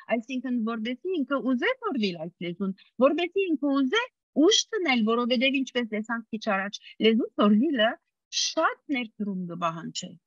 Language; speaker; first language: Armenian; early bilingual, heritage; Armenian